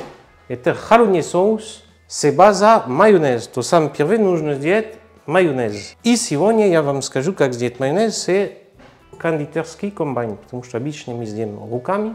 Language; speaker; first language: Russian; non-native, learner; French